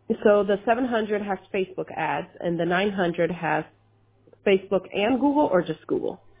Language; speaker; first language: English; early bilingual, other home language; Spanish